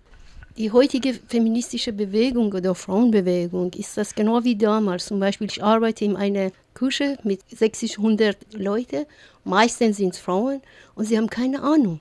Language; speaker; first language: German; non-native, learner; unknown